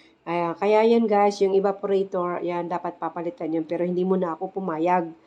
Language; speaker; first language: Filipino; native; Filipino